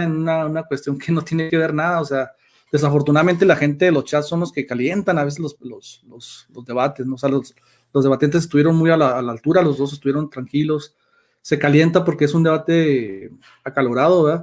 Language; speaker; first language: Spanish; native; Spanish